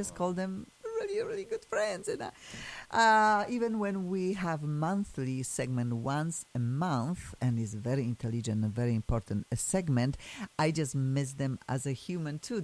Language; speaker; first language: English; non-native, fluent; Polish